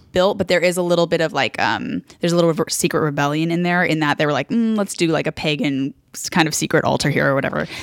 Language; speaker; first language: English; native; English